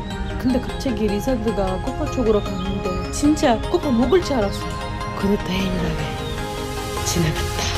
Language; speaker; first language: Korean; non-native, fluent; Lithuanian